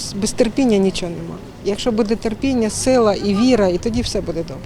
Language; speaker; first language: Ukrainian; native; Ukrainian